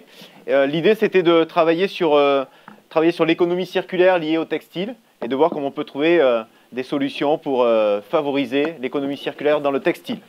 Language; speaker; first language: French; native; French